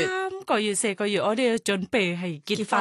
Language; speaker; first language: Cantonese; non-native, learner; Thai